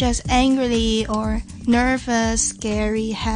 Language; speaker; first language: English; non-native, learner; Cantonese